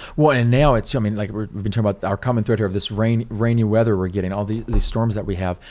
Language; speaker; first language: English; native; English